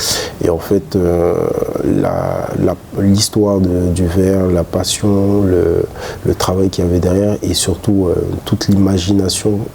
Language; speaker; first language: French; early bilingual, other home language; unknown